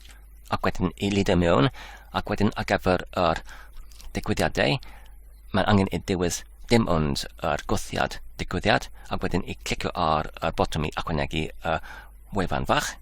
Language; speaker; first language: Welsh; non-native, learner; English